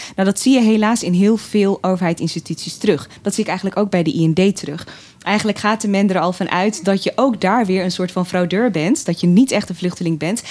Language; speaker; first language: Dutch; early bilingual, other home language; Tigrinya